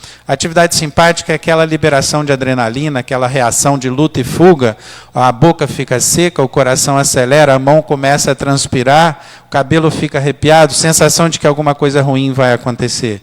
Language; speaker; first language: Portuguese; native; Portuguese